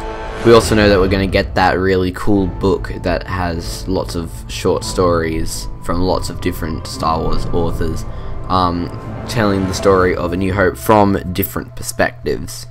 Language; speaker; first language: English; native; English